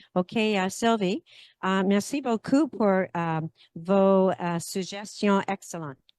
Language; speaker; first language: French; non-native, learner; English